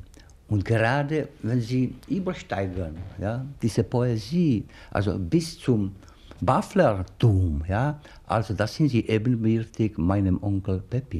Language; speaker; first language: German; non-native, fluent; Czech